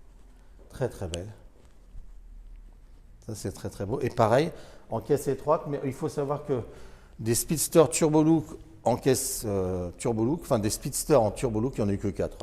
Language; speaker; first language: French; native; French